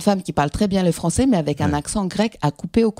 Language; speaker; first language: French; non-native, fluent; Greek